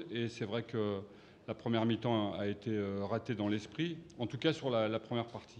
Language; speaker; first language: French; native; French